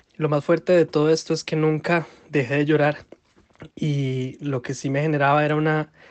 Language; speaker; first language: Spanish; native; Spanish